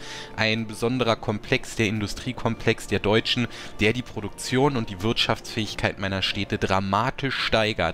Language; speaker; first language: German; native; German